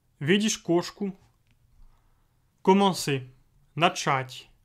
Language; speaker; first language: Russian; non-native, fluent; French